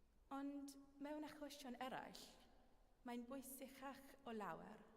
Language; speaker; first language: Welsh; non-native, fluent; English